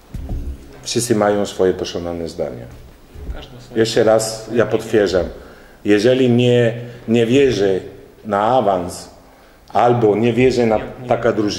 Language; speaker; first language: Polish; non-native, learner; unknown